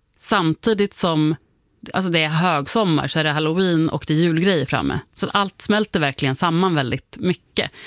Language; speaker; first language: Swedish; native; Swedish